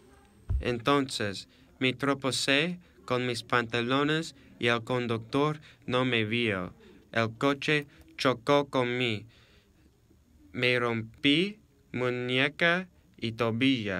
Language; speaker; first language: Spanish; non-native, learner; English